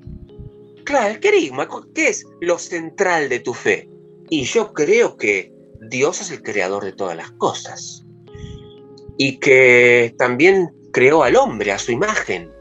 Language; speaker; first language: Spanish; native; Spanish